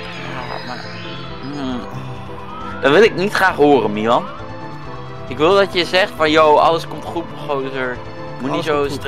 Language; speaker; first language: Dutch; native; Dutch